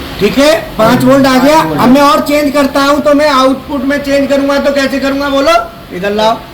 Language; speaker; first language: Hindi; native; Hindi